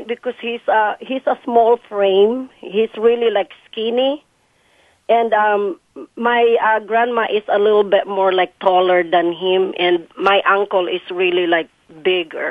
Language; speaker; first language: English; non-native, local second language; Cebuano